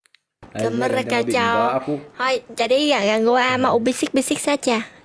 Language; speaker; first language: Indonesian; non-native, learner; Vietnamese